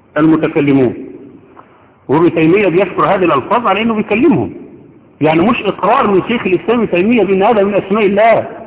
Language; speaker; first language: Arabic; native; Arabic